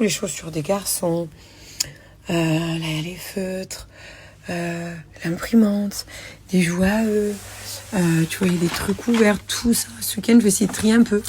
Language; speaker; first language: French; native; French